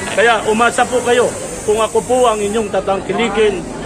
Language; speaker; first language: Filipino; native; Filipino